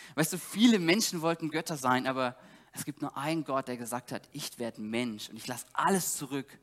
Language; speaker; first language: German; native; German